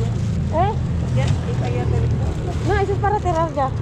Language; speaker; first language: Spanish; non-native, learner; Filipino